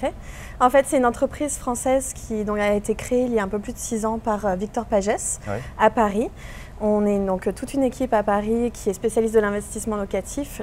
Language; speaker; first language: French; native; French